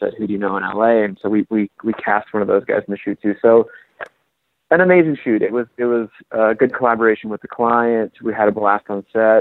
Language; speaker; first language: English; native; English